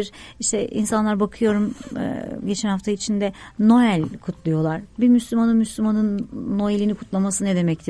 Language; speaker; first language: Turkish; native; Turkish